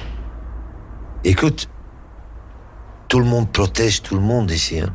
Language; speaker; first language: French; non-native, local second language; Dutch